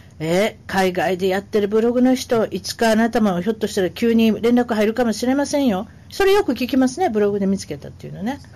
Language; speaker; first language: Japanese; native; Japanese